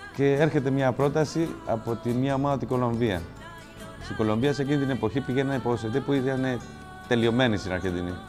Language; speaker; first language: Greek; non-native, fluent; Spanish